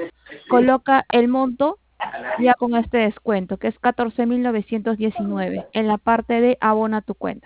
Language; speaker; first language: Spanish; native; Spanish